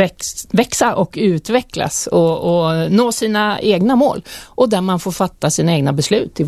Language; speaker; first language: Swedish; native; Swedish